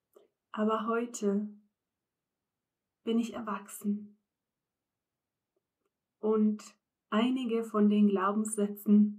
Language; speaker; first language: German; non-native, fluent; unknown